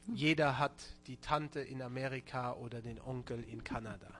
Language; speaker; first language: German; non-native, local second language; Luxembourgish